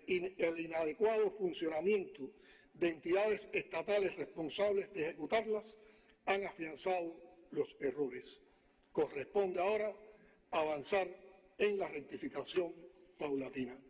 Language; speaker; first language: Spanish; native; Spanish